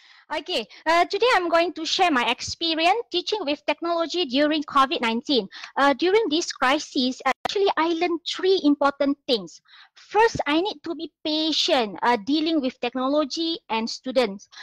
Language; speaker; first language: English; non-native, local second language; Malay